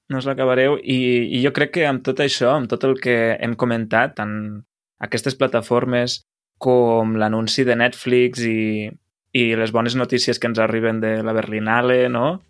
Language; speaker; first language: Catalan; native; Catalan